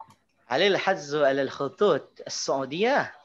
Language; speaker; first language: Arabic; non-native, fluent; Indonesian